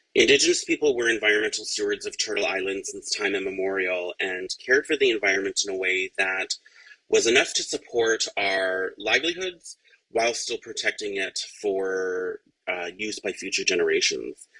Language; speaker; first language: English; native; English